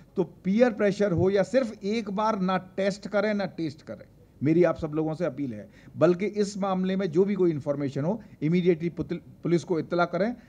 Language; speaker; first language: Hindi; native; Hindi